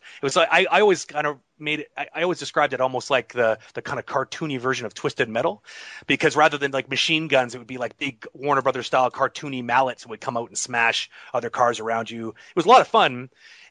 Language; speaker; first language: English; native; English